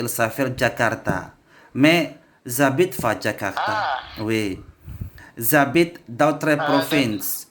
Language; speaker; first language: French; non-native, learner; Indonesian